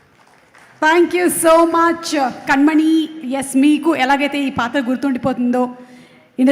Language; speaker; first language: Telugu; native; Telugu